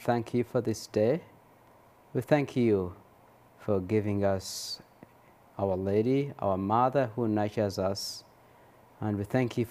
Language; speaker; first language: English; non-native, local second language; Ganda